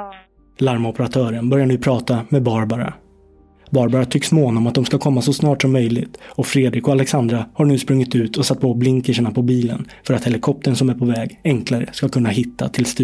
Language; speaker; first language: Swedish; native; Swedish